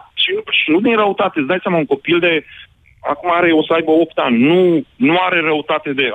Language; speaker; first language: Romanian; non-native, local second language; Hungarian